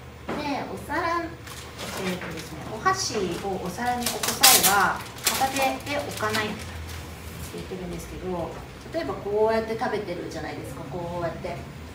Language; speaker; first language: Japanese; native; Japanese